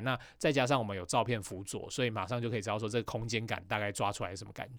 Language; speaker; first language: Chinese; native; Chinese